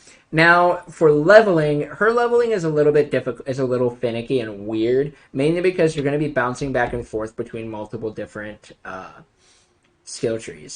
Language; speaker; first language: English; native; English